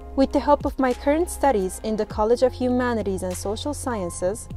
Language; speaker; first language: English; non-native, fluent; Armenian